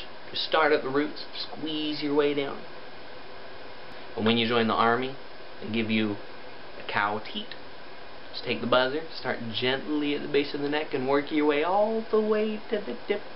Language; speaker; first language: English; native; English